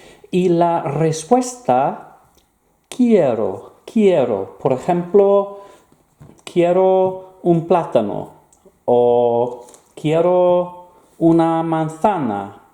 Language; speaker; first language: Spanish; non-native, fluent; English